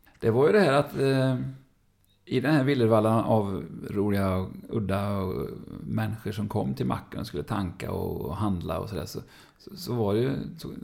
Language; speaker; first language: Swedish; native; Swedish